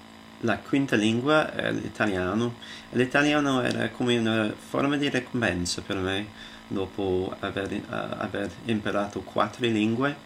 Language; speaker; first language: Italian; non-native, learner; English